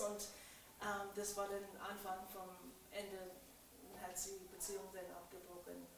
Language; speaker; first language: German; non-native, fluent; English